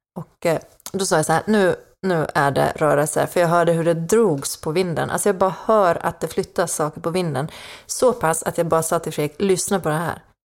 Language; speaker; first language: Swedish; native; Swedish